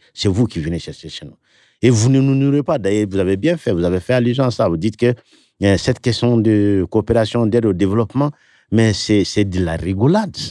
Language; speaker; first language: French; non-native, local second language; Bambara